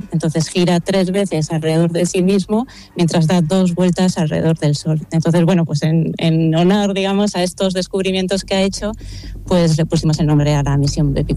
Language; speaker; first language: Spanish; native; Spanish